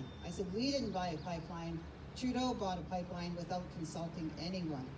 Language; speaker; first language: English; native; English